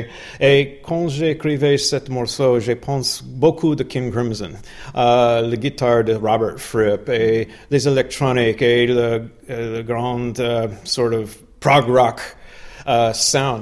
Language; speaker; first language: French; non-native, learner; English